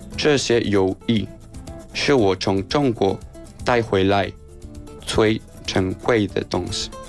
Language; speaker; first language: Chinese; non-native, fluent; Spanish